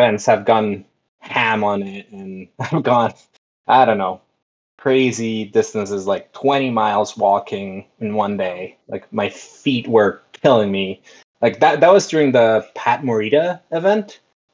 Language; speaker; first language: English; non-native, fluent; Spanish